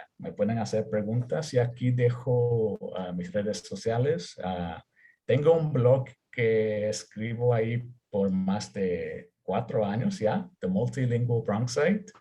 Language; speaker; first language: Spanish; early bilingual, heritage; Spanish